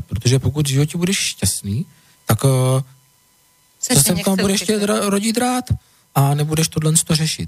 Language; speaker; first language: Czech; native; Czech